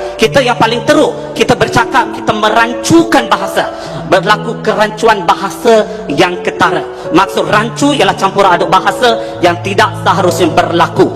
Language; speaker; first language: Malay; native; Malay